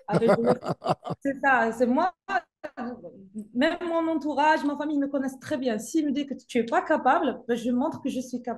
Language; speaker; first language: French; non-native, local second language; Arabic